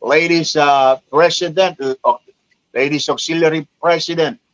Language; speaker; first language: English; non-native, local second language; Filipino